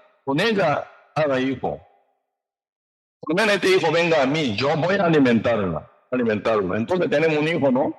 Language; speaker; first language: Spanish; non-native, learner; Korean